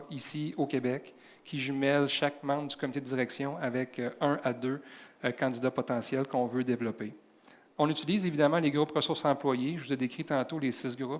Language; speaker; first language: French; native; French